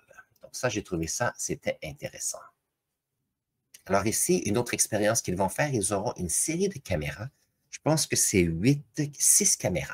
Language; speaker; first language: French; native; French